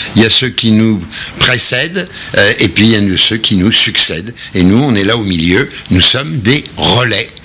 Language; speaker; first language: French; native; French